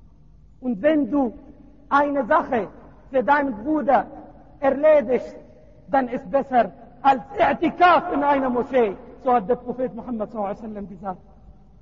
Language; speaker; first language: German; non-native, learner; Arabic